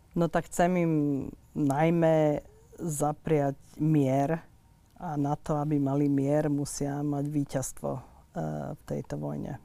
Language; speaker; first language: Slovak; native; Slovak